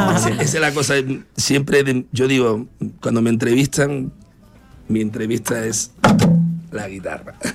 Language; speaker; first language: Spanish; early bilingual, heritage; Spanish